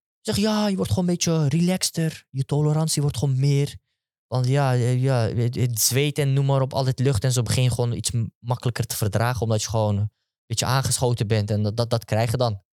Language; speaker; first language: Dutch; early bilingual, other home language; Turkish